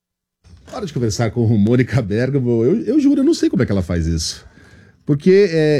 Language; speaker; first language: Portuguese; native; Portuguese